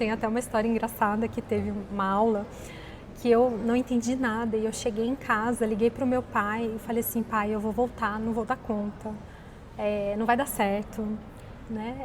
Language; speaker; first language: Portuguese; native; Portuguese